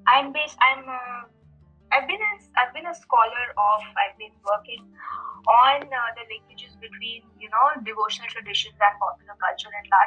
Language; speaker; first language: English; non-native, local second language; Bangla